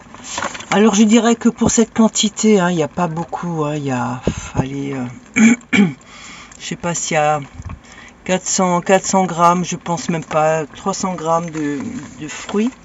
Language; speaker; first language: French; native; French